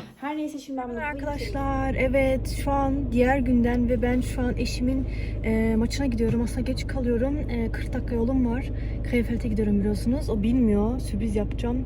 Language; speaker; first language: Turkish; early bilingual, heritage; Turkish